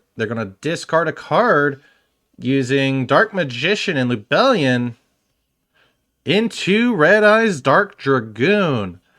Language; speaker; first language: English; native; English